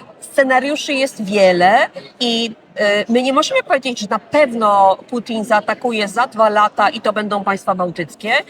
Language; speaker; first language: Polish; native; Polish